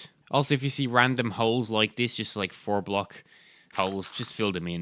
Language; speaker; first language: English; native; English